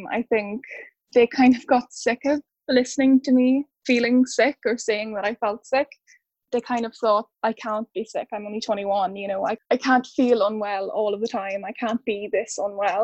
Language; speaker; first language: English; native; English